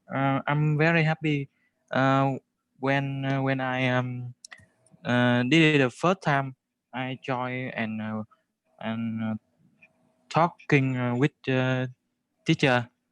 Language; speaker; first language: English; non-native, learner; Vietnamese